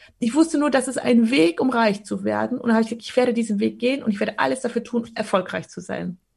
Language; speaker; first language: German; early bilingual, other home language; Polish